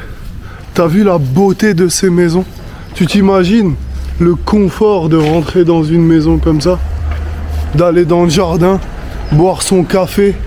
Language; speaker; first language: French; native; French